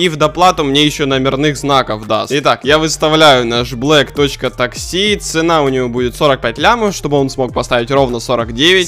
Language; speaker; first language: Russian; native; Russian